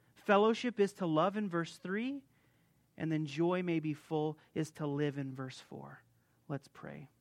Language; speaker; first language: English; native; English